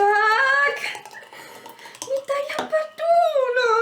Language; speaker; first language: Finnish; native; Finnish